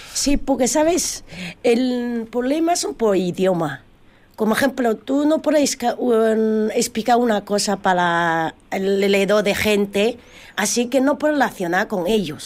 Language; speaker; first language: Spanish; non-native, learner; Chinese